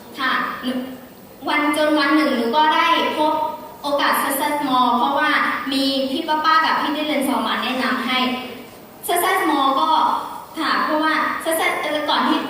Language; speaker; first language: Thai; non-native, fluent; Burmese